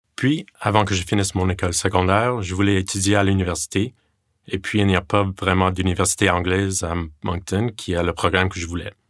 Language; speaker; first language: French; non-native, fluent; English